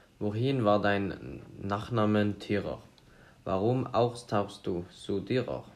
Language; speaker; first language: German; non-native, learner; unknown